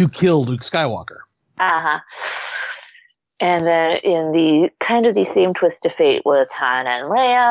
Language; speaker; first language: English; native; English